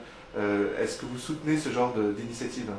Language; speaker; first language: French; native; French